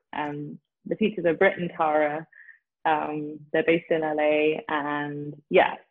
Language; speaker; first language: English; native; English